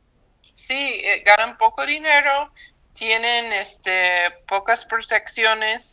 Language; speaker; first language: Spanish; non-native, fluent; English